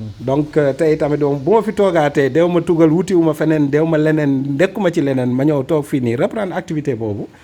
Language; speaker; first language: Wolof; non-native, fluent; Fula